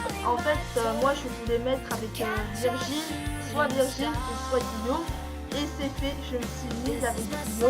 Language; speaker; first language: French; early bilingual, other home language; Korean